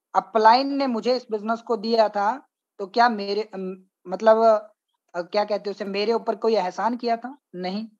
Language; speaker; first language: Hindi; native; Hindi